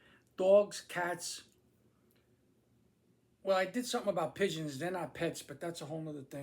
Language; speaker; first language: English; native; English